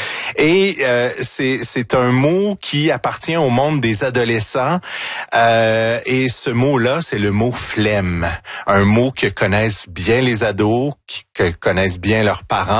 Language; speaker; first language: French; native; French